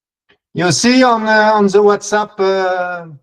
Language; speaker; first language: English; non-native, learner; French